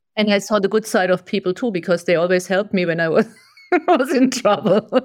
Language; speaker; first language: English; non-native, fluent; German